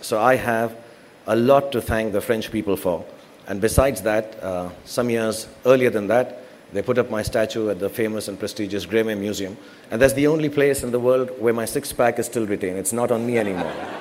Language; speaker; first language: English; non-native, local second language; Hindi